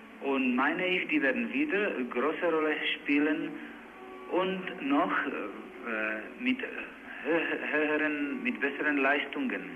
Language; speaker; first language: German; non-native, learner; Czech